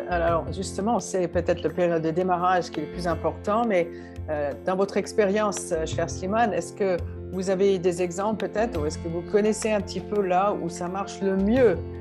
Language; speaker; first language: French; native; French